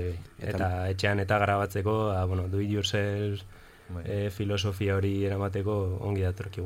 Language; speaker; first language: Basque; non-native, local second language; Spanish